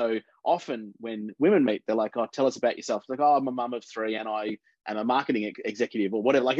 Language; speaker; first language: English; native; English